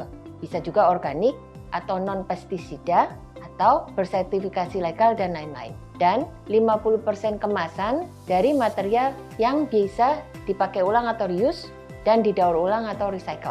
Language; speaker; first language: Indonesian; native; Indonesian